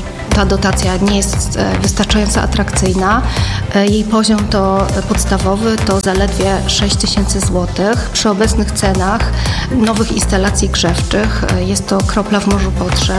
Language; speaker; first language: Polish; native; Polish